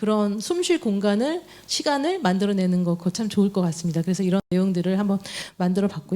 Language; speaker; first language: Korean; native; Korean